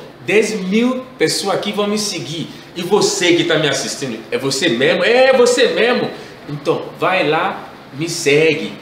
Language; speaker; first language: Portuguese; non-native, learner; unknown